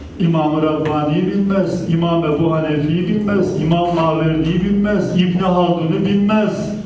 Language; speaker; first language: Turkish; native; Turkish